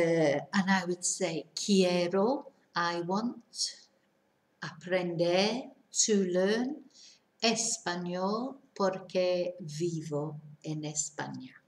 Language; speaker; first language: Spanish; non-native, fluent; English